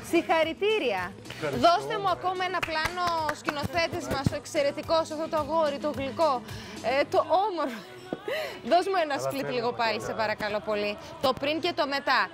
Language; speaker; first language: Greek; native; Greek